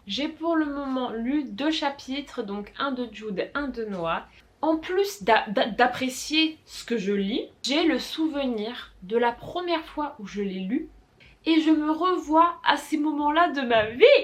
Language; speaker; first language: French; native; French